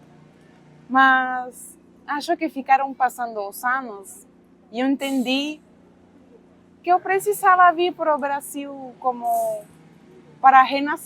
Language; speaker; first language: Portuguese; non-native, fluent; Spanish